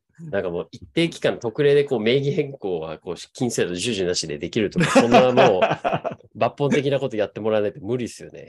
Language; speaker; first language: Japanese; native; Japanese